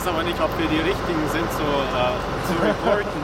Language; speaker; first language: German; early bilingual, other home language; Russian